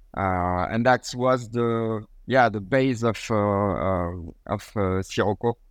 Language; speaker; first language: English; non-native, fluent; French